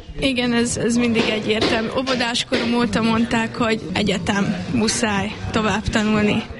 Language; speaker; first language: Hungarian; native; Hungarian